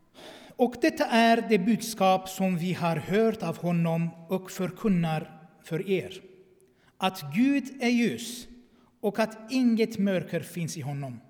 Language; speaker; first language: Swedish; non-native, fluent; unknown